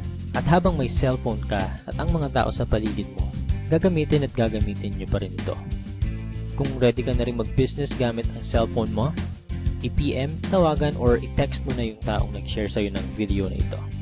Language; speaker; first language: Filipino; native; Filipino